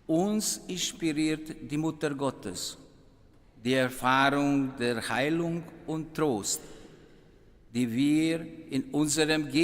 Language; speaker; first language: German; non-native, fluent; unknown